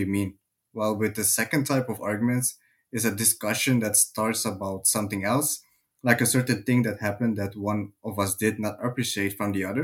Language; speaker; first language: English; non-native, fluent; Dutch